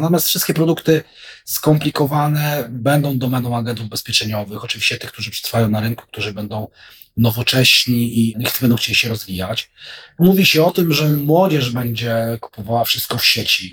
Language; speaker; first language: Polish; native; Polish